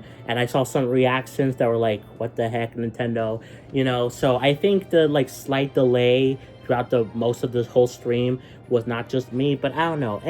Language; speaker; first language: English; native; English